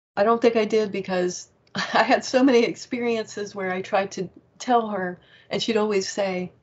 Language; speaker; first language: English; native; English